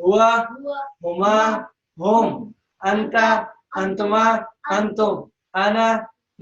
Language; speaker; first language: Arabic; non-native, learner; Urdu